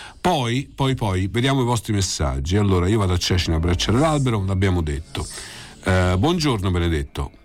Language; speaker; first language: Italian; native; Italian